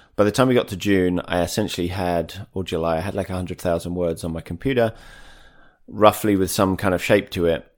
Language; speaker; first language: English; native; English